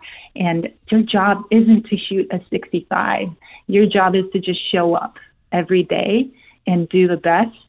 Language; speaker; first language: English; non-native, fluent; Korean